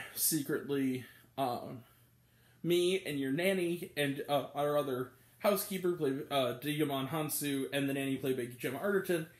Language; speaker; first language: English; native; English